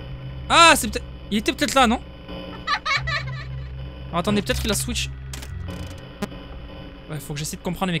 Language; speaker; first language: French; native; French